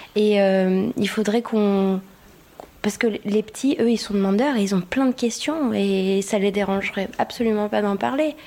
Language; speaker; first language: French; non-native, fluent; Spanish